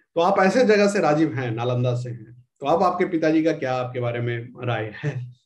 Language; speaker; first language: Hindi; native; Hindi